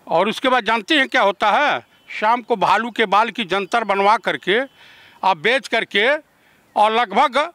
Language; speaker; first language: Hindi; native; Hindi